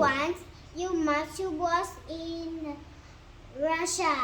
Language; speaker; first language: English; non-native, learner; Lao